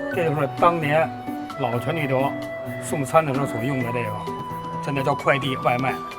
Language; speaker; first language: Chinese; native; Chinese